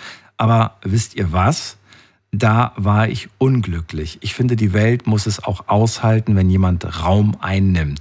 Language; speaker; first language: German; native; German